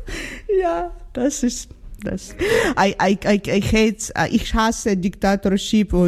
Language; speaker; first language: German; non-native, learner; Ukrainian